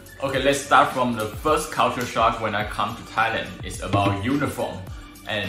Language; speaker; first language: English; non-native, learner; Chinese